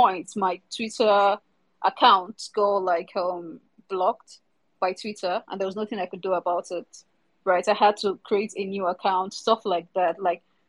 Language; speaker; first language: English; non-native, local second language; Yoruba